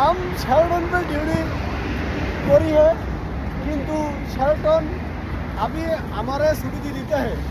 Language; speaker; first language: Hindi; non-native, learner; Bangla